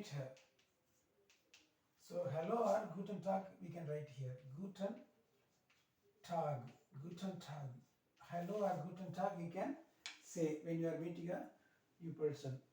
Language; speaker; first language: German; non-native, learner; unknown